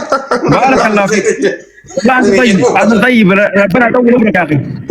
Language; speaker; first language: Arabic; non-native, learner; Oromo